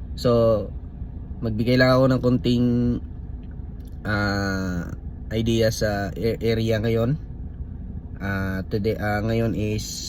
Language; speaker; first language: Cebuano; non-native, local second language; Hiligaynon